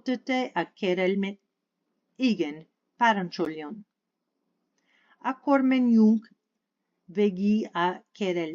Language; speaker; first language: Hungarian; non-native, learner; English